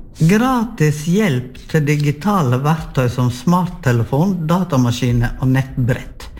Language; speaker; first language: Norwegian; native; Norwegian